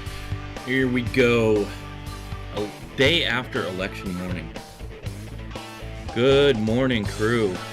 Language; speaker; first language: English; native; English